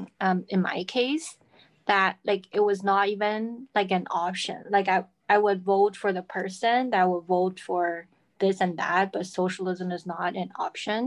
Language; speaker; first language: English; non-native, fluent; Chinese